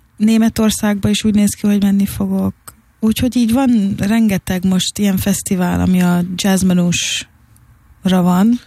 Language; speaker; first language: Hungarian; early bilingual, heritage; Hungarian